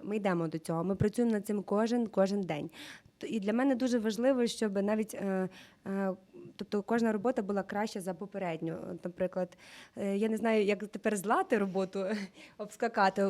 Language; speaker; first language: Ukrainian; native; Ukrainian